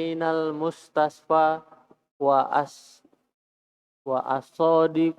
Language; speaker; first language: Arabic; non-native, learner; Indonesian